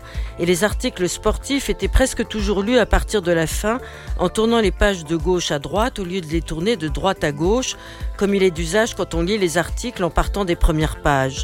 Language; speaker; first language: French; native; French